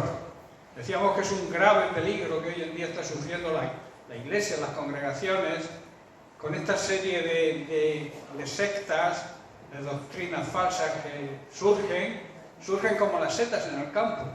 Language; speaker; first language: Spanish; native; Spanish